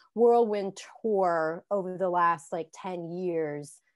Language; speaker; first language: English; native; English